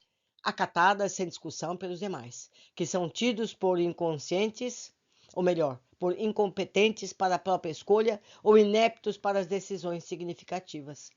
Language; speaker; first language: Portuguese; native; Portuguese